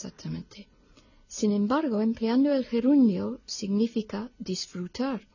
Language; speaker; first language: Spanish; non-native, fluent; English